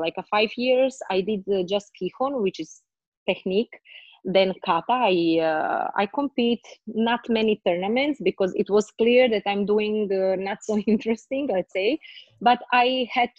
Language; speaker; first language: English; non-native, learner; Croatian